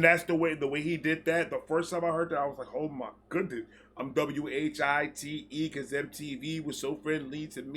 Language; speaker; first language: English; native; English